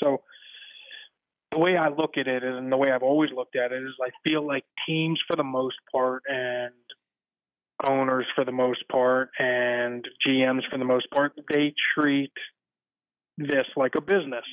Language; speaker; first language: English; native; English